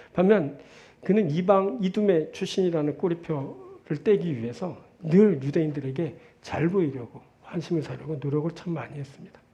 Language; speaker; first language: Korean; native; Korean